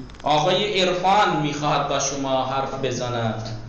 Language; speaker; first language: Persian; non-native, fluent; Urdu